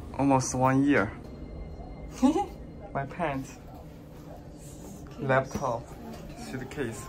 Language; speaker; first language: English; non-native, learner; Chinese